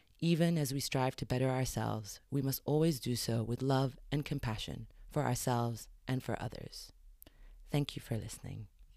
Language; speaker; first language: English; early bilingual, other home language; Arabic